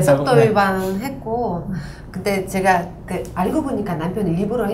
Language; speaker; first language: Korean; non-native, local second language; Uzbek